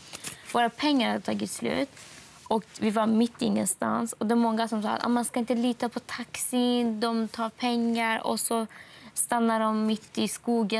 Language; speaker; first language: Swedish; non-native, fluent; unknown